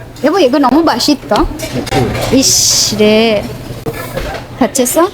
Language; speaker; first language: Korean; non-native, learner; Bangla